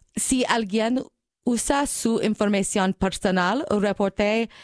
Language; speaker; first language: Spanish; non-native, learner; English